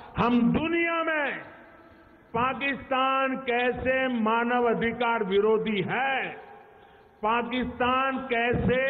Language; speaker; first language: Hindi; non-native, local second language; Gujarati